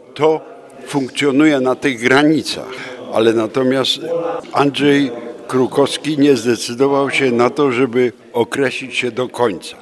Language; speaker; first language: Polish; native; Polish